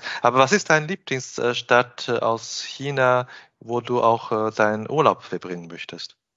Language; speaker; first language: German; non-native, fluent; Chinese